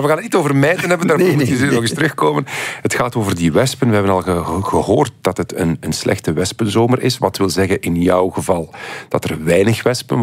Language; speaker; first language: Dutch; native; Dutch